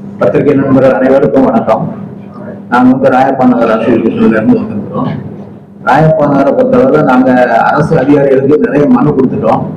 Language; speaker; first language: Tamil; native; Tamil